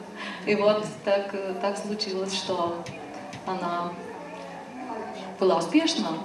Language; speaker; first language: Russian; non-native, fluent; Lithuanian